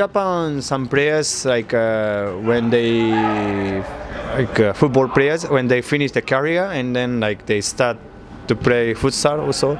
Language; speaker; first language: English; non-native, learner; Japanese